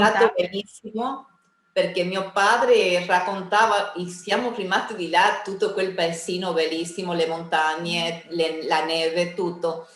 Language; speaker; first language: Italian; early bilingual, heritage; Spanish